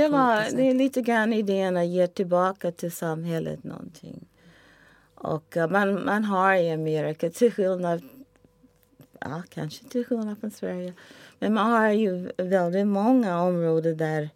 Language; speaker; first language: Swedish; non-native, fluent; English